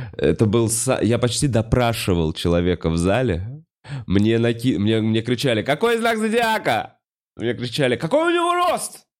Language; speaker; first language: Russian; native; Russian